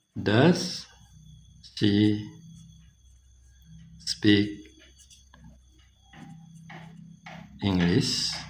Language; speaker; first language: English; non-native, fluent; Indonesian